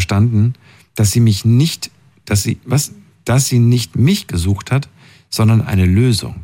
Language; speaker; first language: German; native; German